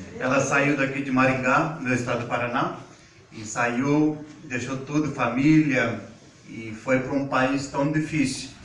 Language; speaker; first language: Portuguese; non-native, fluent; Hindi